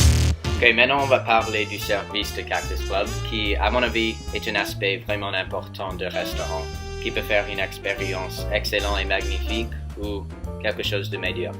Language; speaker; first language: French; non-native, fluent; English